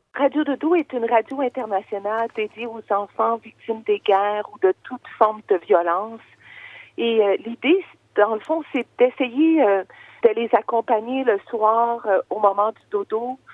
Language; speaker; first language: French; native; French